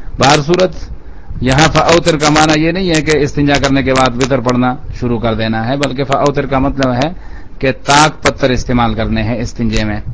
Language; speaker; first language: Urdu; non-native, local second language; Pashto